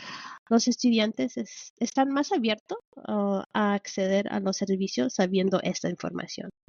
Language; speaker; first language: Spanish; early bilingual, heritage; Spanish